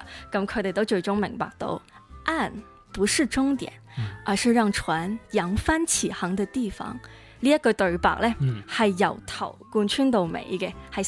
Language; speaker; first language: Cantonese; native; Cantonese